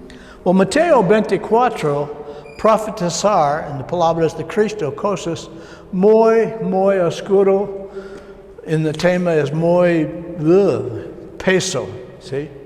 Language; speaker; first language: Spanish; non-native, learner; English